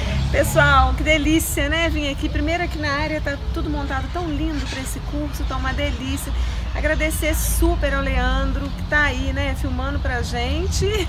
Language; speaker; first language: Portuguese; native; Portuguese